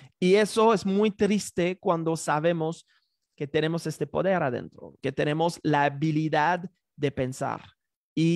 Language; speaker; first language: Spanish; non-native, fluent; French